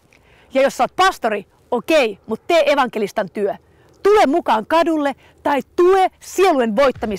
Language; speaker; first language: Finnish; native; Finnish